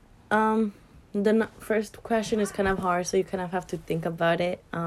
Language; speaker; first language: English; early bilingual, other home language; Spanish